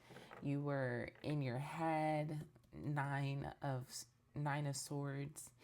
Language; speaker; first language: English; native; English